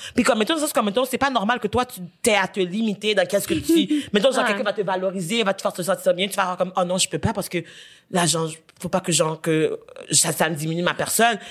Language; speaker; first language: French; native; French